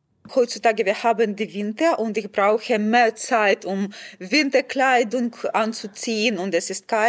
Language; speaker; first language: German; non-native, fluent; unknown